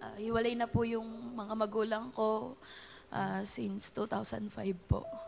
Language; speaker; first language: Filipino; native; Filipino